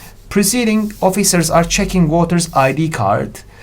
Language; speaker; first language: English; non-native, fluent; Turkish